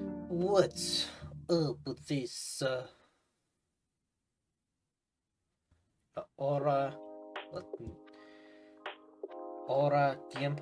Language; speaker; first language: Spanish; non-native, learner; English